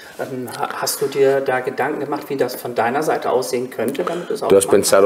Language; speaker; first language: German; native; German